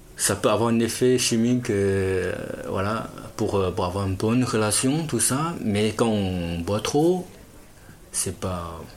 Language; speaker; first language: French; non-native, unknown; Chinese